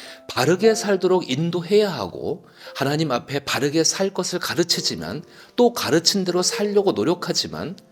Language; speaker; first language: Korean; native; Korean